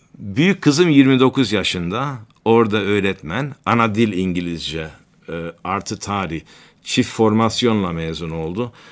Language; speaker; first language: Turkish; native; Turkish